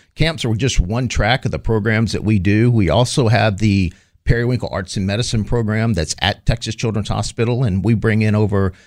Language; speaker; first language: English; native; English